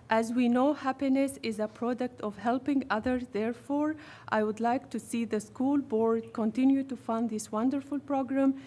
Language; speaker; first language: English; non-native, fluent; Arabic